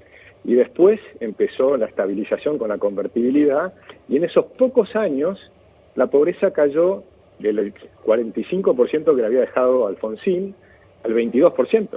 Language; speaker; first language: Spanish; native; Spanish